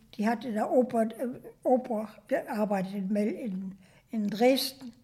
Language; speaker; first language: German; native; German